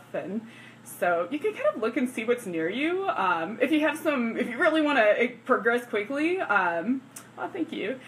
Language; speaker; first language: English; native; English